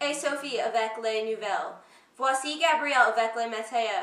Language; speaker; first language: French; non-native, learner; English